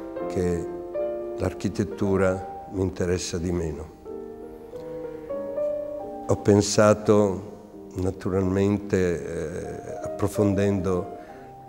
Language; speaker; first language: Italian; native; Italian